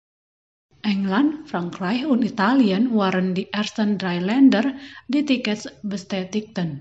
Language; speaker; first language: German; non-native, fluent; Indonesian